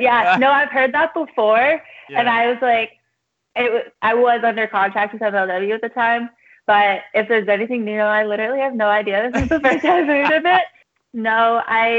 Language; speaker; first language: English; native; English